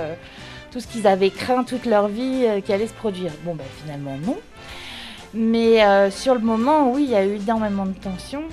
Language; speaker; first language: French; native; French